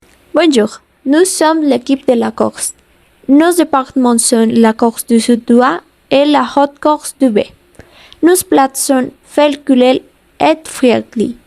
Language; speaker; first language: French; non-native, learner; Spanish